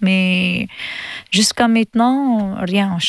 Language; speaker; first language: French; non-native, learner; Arabic